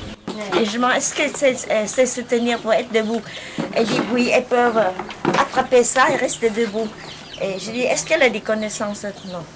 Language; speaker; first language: French; non-native, fluent; Vietnamese